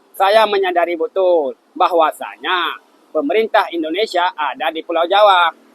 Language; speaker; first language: Indonesian; non-native, local second language; Achinese